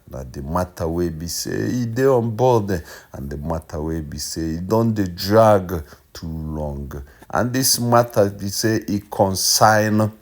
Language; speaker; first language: Nigerian Pidgin; non-native, local second language; Igbo